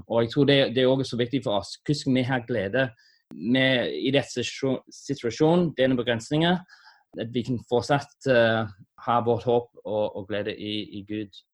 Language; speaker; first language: Norwegian; non-native, fluent; English